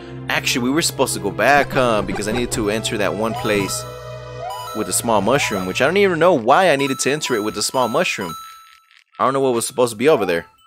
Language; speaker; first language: English; early bilingual, other home language; Spanish